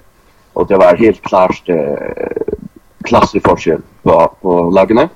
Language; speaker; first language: Danish; non-native, local second language; Faroese